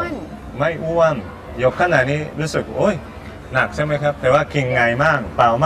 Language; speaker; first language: Thai; non-native, learner; Japanese